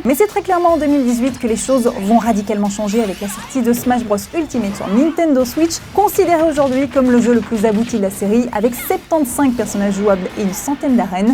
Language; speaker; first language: French; native; French